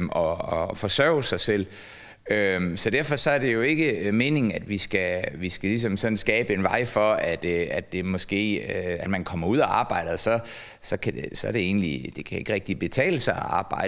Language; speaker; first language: Danish; native; Danish